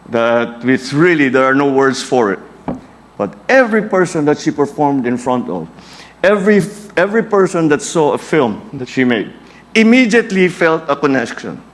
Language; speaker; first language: English; non-native, local second language; Filipino